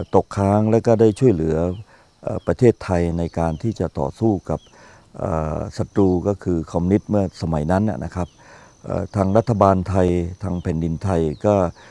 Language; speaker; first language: Thai; native; Thai